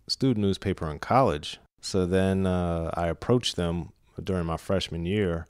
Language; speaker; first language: English; native; English